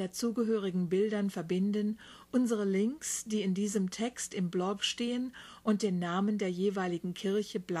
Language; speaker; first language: German; native; German